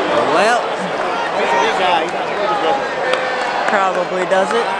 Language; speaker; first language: English; native; English